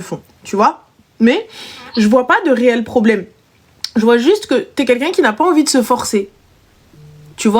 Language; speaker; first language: French; early bilingual, other home language; Arabic